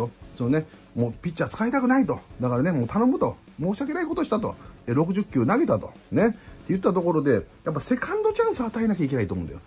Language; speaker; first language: Japanese; native; Japanese